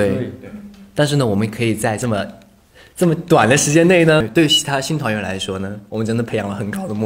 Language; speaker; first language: Chinese; native; Chinese